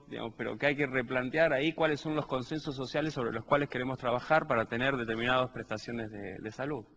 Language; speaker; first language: Spanish; native; Spanish